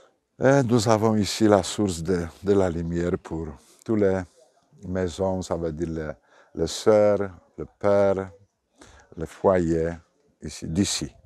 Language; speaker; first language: French; non-native, fluent; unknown